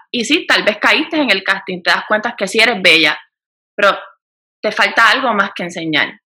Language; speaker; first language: Spanish; native; Spanish